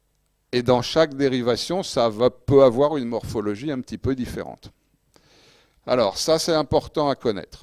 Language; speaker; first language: French; native; French